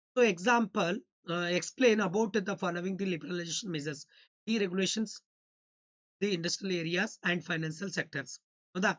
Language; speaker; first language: English; non-native, local second language; Kannada